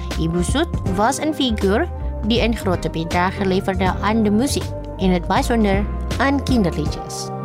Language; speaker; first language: Dutch; non-native, fluent; Indonesian